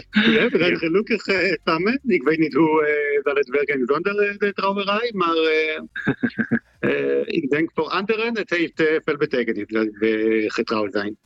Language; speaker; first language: Dutch; non-native, fluent; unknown